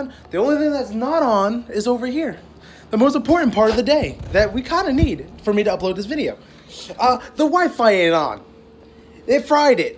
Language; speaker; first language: English; native; English